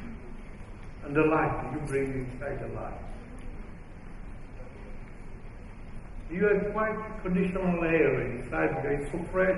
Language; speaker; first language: English; non-native, fluent; Italian